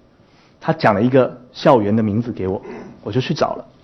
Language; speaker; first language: Chinese; native; Chinese